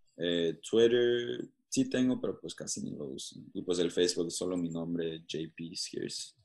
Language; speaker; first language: Spanish; early bilingual, heritage; Spanish